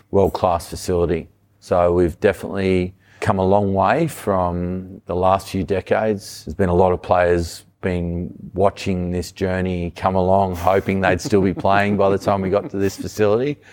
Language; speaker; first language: English; native; English